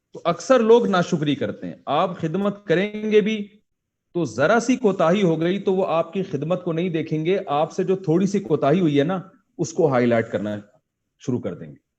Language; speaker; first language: Urdu; native; Urdu